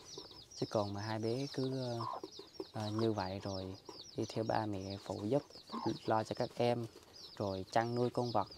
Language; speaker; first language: Vietnamese; native; Vietnamese